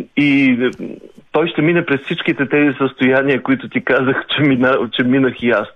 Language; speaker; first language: Bulgarian; native; Bulgarian